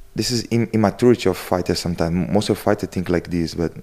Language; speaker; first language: English; non-native, learner; Portuguese